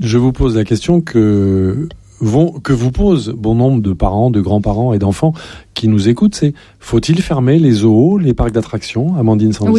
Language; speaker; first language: French; native; French